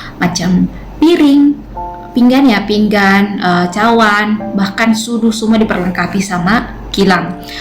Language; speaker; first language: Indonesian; native; Indonesian